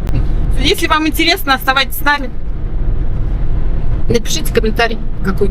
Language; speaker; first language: Russian; native; Russian